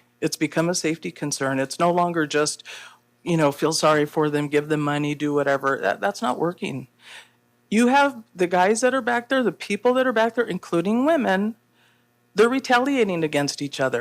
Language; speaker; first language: English; native; English